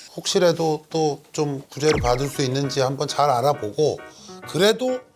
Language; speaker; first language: Korean; native; Korean